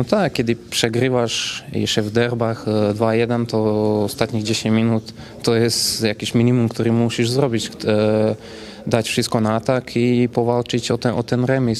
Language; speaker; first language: Polish; non-native, fluent; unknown